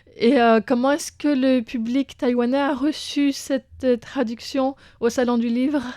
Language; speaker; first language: French; native; French